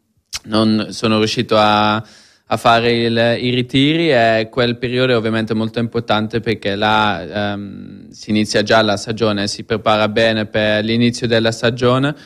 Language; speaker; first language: Italian; non-native, fluent; Dutch